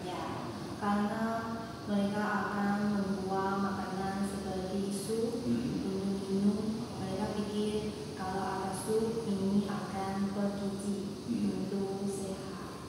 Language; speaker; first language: Indonesian; non-native, learner; Chinese